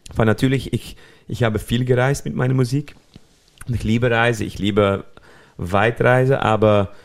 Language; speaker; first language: German; non-native, fluent; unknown